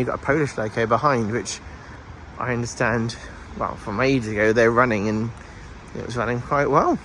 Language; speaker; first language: English; native; English